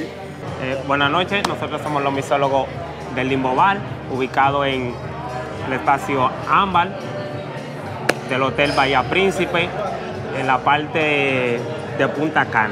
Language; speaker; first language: Spanish; native; Spanish